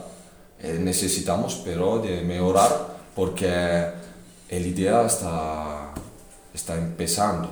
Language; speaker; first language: Spanish; non-native, fluent; Italian